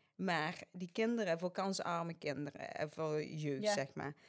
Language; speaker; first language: Dutch; early bilingual, other home language; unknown